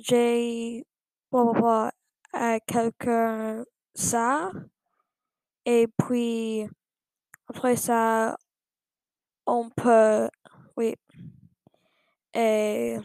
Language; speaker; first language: French; non-native, learner; English